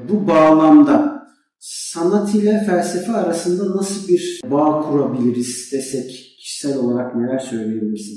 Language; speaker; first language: Turkish; native; Turkish